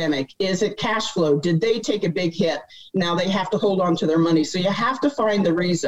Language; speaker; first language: English; native; English